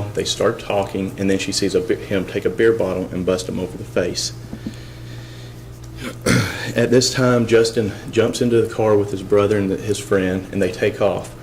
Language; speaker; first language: English; native; English